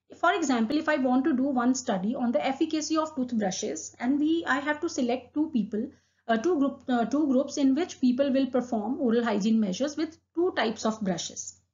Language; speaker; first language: English; non-native, local second language; Hindi